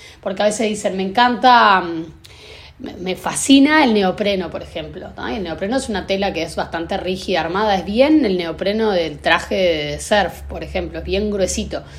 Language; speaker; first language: Spanish; native; Spanish